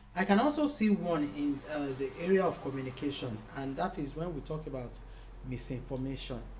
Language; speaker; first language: English; non-native, local second language; Yoruba